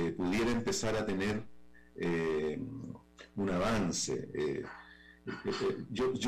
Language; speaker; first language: Spanish; native; Spanish